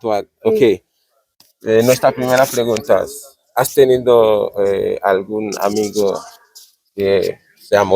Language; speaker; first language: Spanish; non-native, fluent; Haitian Creole